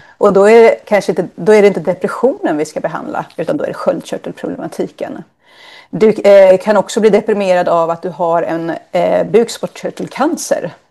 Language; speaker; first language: Swedish; native; Swedish